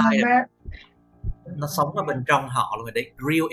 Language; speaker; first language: Vietnamese; native; Vietnamese